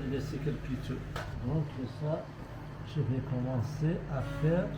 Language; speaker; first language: French; non-native, local second language; Arabic